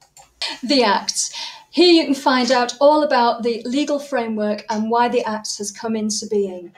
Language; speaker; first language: English; native; English